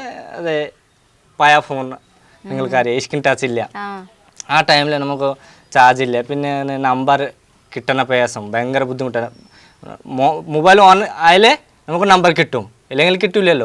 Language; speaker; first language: Malayalam; non-native, local second language; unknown